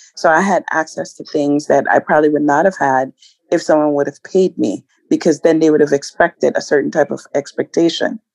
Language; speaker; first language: English; early bilingual, other home language; Ibibio